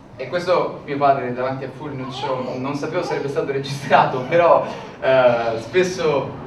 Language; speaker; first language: Italian; native; Italian